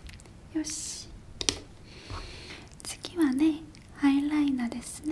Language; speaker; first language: Japanese; non-native, learner; Korean